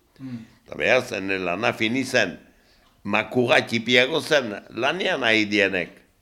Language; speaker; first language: Basque; native; Basque